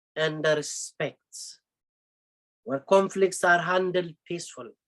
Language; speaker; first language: English; non-native, local second language; Amharic